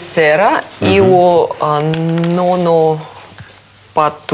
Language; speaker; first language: Italian; non-native, learner; Russian